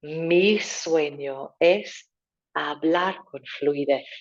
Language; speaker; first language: Spanish; non-native, fluent; English